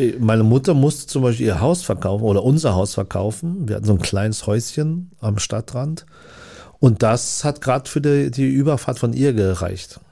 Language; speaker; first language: German; early bilingual, other home language; Vietnamese